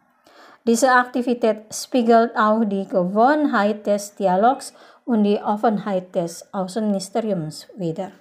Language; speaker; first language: German; non-native, fluent; Indonesian